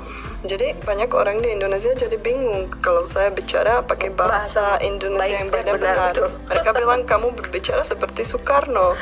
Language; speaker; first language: Indonesian; non-native, fluent; Czech